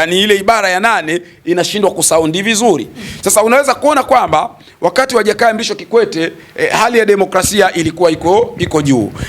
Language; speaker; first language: Swahili; native; Swahili